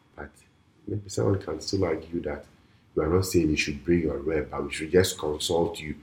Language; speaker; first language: English; non-native, local second language; Ewe